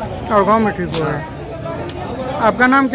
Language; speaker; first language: Hindi; native; Hindi